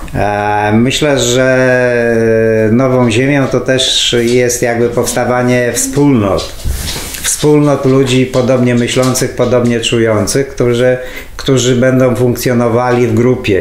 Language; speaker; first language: Polish; native; Polish